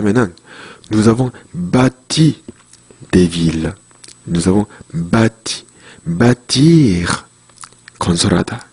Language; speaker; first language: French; non-native, fluent; Korean